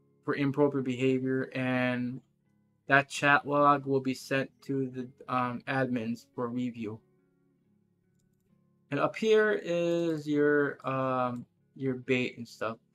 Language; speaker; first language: English; native; English